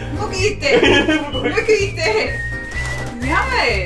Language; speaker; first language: Japanese; non-native, learner; English